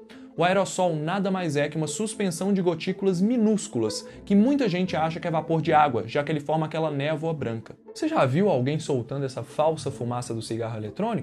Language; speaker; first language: Portuguese; native; Portuguese